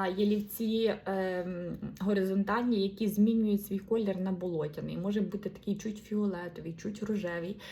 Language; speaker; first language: Ukrainian; non-native, local second language; Russian